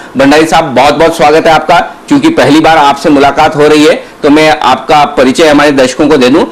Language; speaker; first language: Hindi; native; Hindi